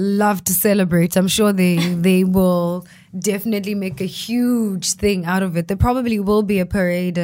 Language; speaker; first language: English; non-native, local second language; Xhosa